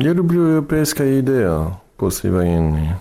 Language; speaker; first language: Russian; non-native, fluent; English